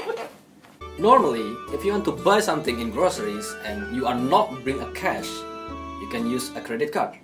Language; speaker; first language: English; non-native, learner; Indonesian